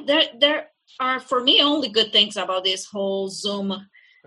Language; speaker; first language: English; non-native, fluent; Portuguese